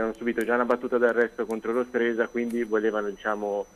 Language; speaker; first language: Italian; native; Italian